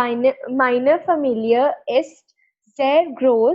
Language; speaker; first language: German; non-native, learner; Hindi